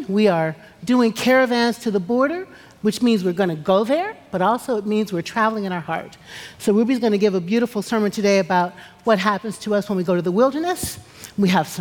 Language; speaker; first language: English; native; English